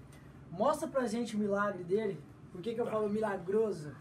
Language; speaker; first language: Portuguese; native; Portuguese